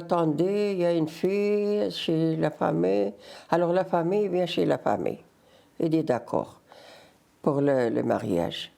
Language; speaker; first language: French; non-native, learner; Riffian